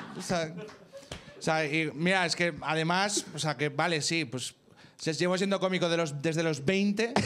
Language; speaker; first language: Spanish; native; Spanish